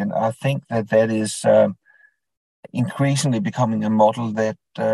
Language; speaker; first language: English; non-native, fluent; Danish